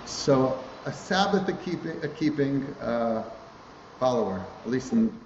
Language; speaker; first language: English; native; English